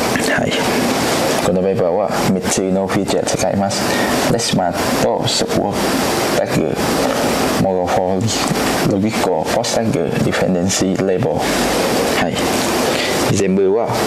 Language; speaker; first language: Japanese; non-native, learner; Cantonese